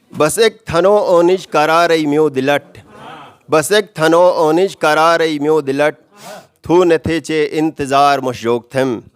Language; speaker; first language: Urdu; non-native, local second language; Shina